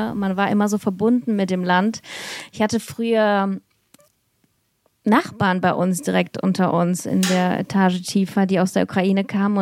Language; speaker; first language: German; early bilingual, other home language; Russian